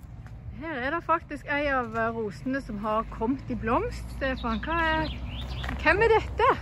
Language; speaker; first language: Norwegian; native; Norwegian